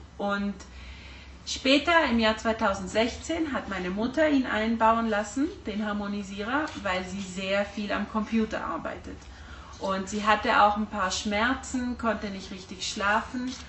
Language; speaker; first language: German; early bilingual, heritage; German